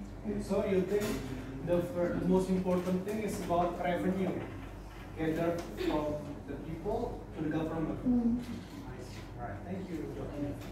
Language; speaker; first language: English; non-native, fluent; Indonesian